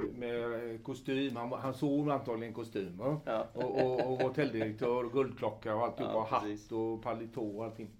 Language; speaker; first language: Swedish; native; Swedish